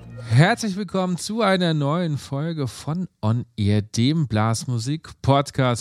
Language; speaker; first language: German; native; German